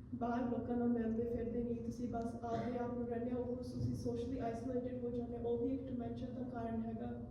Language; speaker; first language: Punjabi; early bilingual, heritage; Punjabi